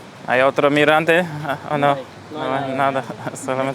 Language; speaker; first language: Spanish; non-native, learner; English